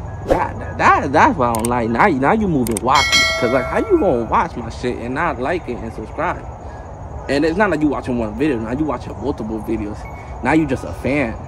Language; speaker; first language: English; early bilingual, other home language; Spanish